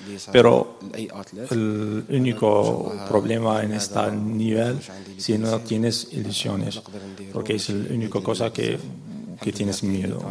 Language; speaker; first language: Spanish; non-native, learner; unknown